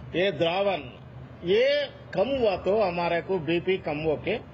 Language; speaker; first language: Hindi; non-native, local second language; Telugu